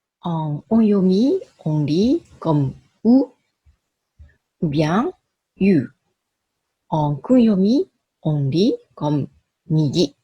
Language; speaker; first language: French; non-native, fluent; Japanese